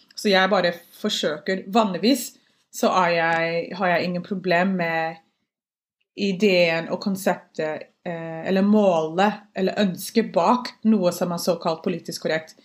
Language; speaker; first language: Norwegian; non-native, fluent; English